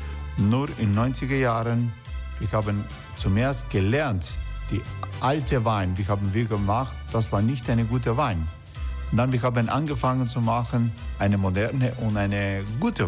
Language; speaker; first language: German; non-native, fluent; Croatian